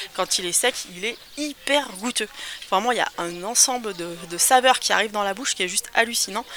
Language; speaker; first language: French; native; French